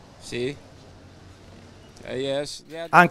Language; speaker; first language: Italian; non-native, learner; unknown